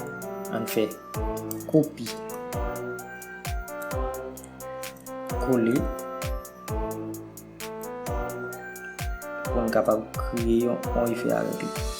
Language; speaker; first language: French; non-native, learner; Haitian Creole